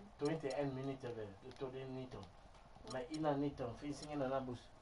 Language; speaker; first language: Swedish; non-native, learner; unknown